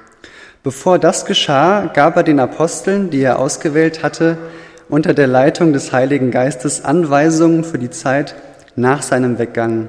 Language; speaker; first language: German; native; German